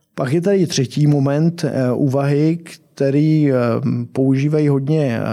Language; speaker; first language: Czech; native; Czech